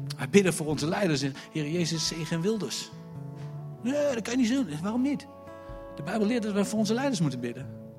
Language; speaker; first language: Dutch; native; Dutch